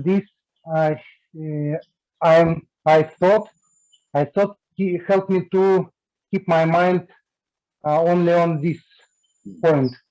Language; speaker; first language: English; non-native, learner; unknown